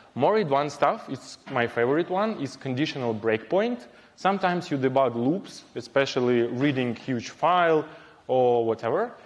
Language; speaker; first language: English; non-native, fluent; Ukrainian